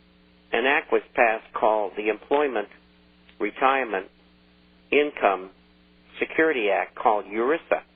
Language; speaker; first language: English; native; English